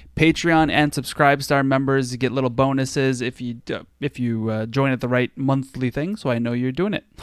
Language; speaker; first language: English; native; English